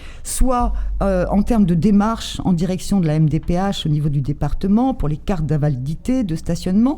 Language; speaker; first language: French; native; French